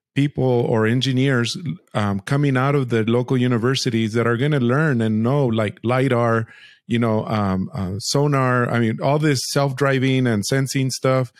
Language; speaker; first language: English; early bilingual, other home language; Spanish